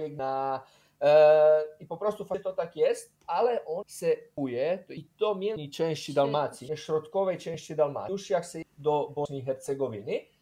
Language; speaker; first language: Polish; non-native, learner; Croatian